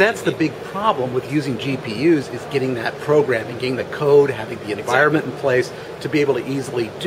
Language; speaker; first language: English; native; English